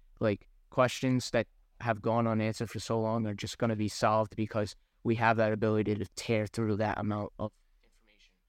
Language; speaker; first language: English; native; English